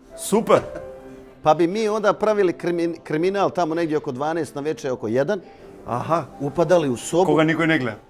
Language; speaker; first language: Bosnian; native; Bosnian